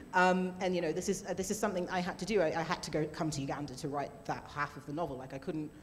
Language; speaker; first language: English; native; English